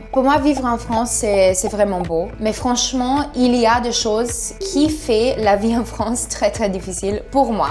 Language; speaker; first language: French; non-native, learner; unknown